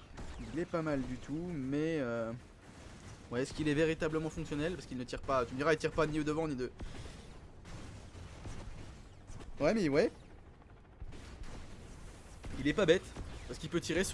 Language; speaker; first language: French; native; French